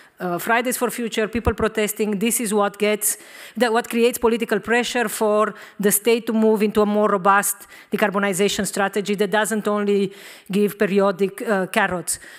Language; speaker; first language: English; non-native, fluent; Romanian